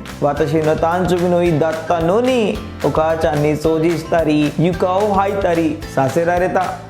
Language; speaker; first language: Japanese; non-native, learner; Hindi